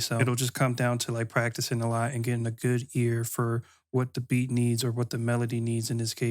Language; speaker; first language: English; native; English